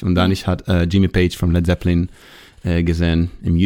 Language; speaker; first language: German; non-native, learner; Hebrew